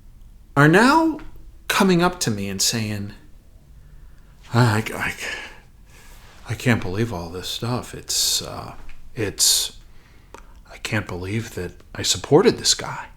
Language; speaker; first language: English; native; English